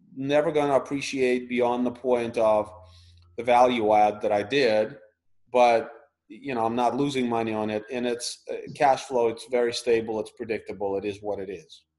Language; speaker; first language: English; early bilingual, other home language; Russian